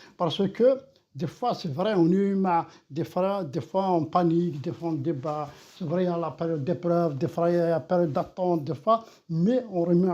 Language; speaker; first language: French; non-native, local second language; Kabyle